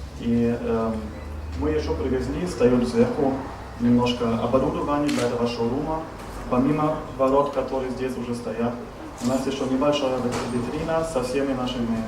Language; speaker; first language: Russian; non-native, learner; German